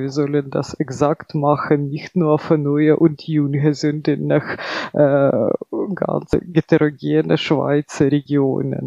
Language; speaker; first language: German; non-native, fluent; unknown